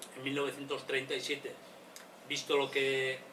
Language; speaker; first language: Spanish; non-native, local second language; Basque